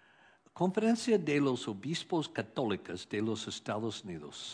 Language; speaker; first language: Spanish; non-native, learner; English